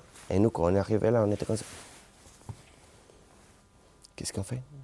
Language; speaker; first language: French; non-native, learner; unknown